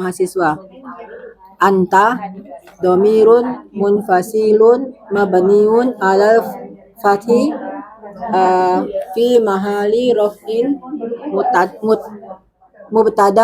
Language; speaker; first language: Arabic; non-native, learner; Indonesian